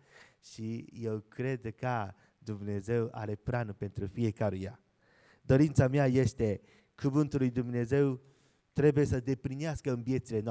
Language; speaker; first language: Romanian; non-native, learner; Japanese